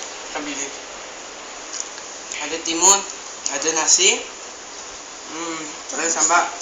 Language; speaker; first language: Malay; non-native, local second language; Chinese